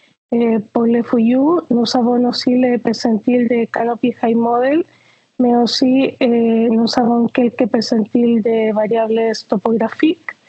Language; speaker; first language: French; non-native, fluent; Spanish